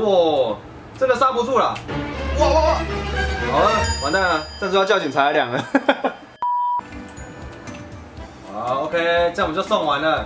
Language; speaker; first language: Chinese; native; Chinese